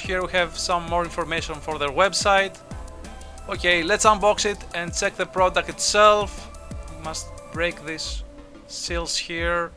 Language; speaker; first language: English; non-native, fluent; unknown